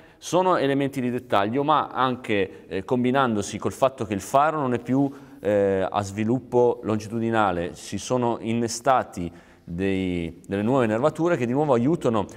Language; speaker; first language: Italian; native; Italian